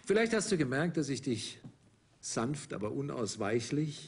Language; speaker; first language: German; native; German